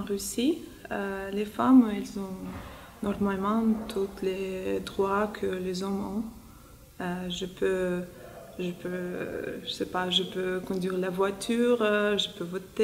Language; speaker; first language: French; non-native, fluent; Russian